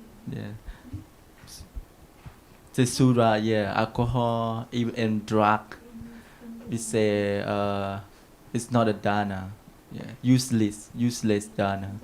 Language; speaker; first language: English; non-native, learner; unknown